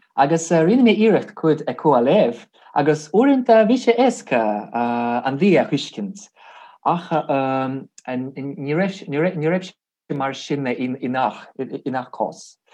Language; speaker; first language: Irish; non-native, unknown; Russian